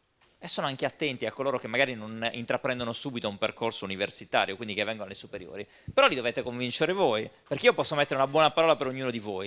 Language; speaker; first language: Italian; native; Italian